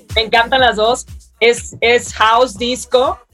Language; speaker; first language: Spanish; native; Spanish